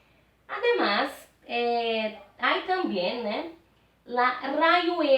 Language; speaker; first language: Spanish; non-native, fluent; Portuguese